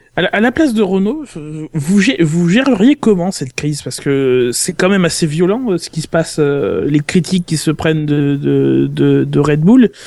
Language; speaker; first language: French; native; French